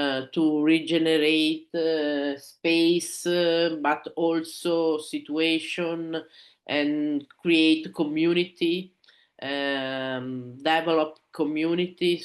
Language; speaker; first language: English; non-native, learner; Italian